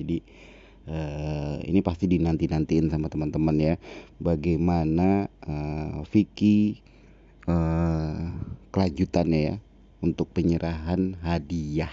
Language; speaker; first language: Indonesian; native; Indonesian